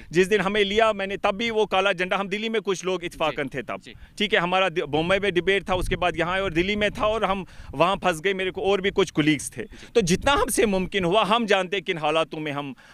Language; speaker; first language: Hindi; non-native, local second language; Kashmiri